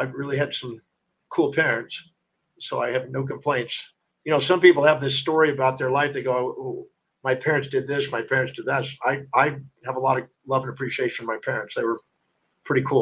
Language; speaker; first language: English; native; English